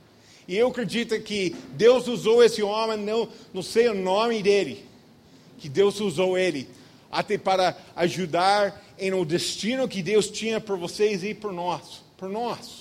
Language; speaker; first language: Portuguese; non-native, fluent; English